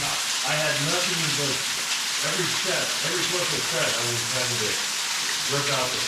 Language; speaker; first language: English; native; English